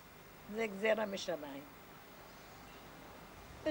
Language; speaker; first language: Hebrew; non-native, fluent; Arabic